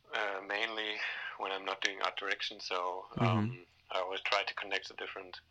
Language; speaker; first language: English; non-native, fluent; Danish